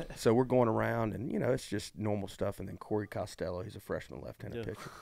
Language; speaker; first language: English; native; English